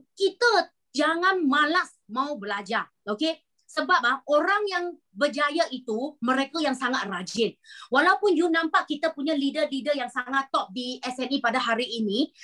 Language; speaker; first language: Malay; non-native, local second language; Chinese